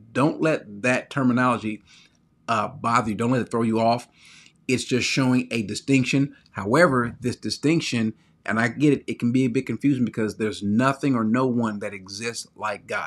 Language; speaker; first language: English; native; English